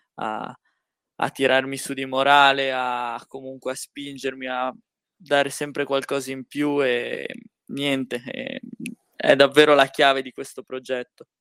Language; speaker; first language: Italian; native; Italian